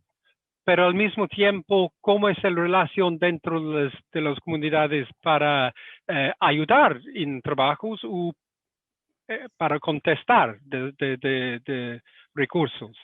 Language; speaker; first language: Spanish; non-native, fluent; English